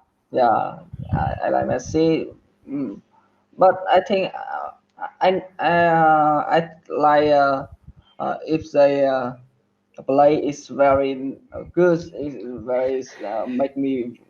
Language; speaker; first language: English; non-native, learner; Vietnamese